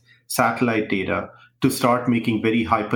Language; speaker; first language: English; non-native, local second language; Hindi